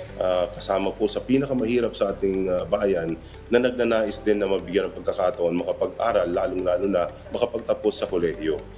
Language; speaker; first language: Filipino; native; Filipino